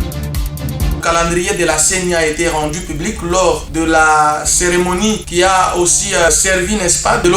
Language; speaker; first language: French; non-native, local second language; Luba-Lulua